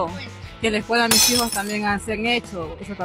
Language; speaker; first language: Spanish; native; Spanish